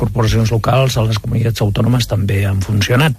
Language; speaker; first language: Catalan; non-native, local second language; Spanish